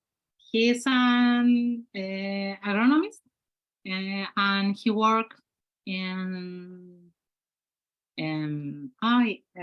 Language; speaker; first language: English; non-native, learner; Spanish